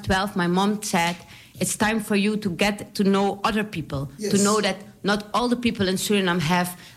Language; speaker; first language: English; non-native, fluent; Dutch